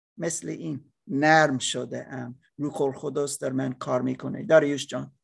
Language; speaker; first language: Persian; non-native, learner; English